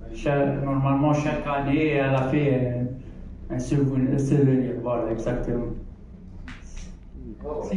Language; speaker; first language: French; non-native, local second language; Arabic